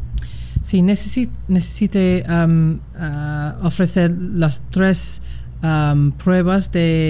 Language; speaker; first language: Spanish; non-native, fluent; English